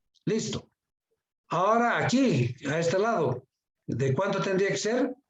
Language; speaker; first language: Spanish; native; Spanish